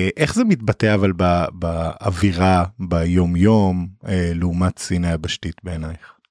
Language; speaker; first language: Hebrew; native; Hebrew